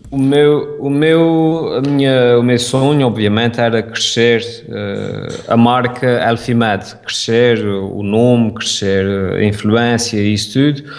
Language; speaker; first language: Portuguese; native; Portuguese